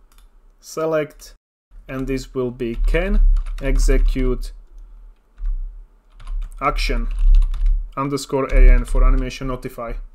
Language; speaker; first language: English; non-native, fluent; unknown